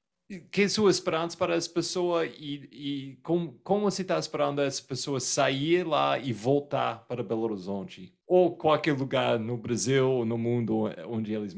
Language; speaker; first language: Portuguese; non-native, fluent; English